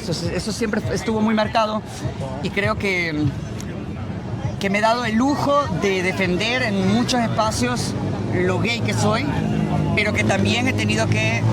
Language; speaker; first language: Spanish; native; Spanish